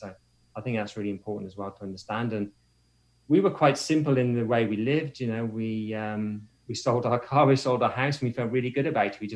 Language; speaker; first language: English; native; English